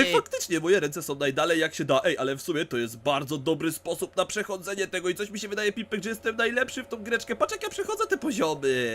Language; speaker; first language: Polish; native; Polish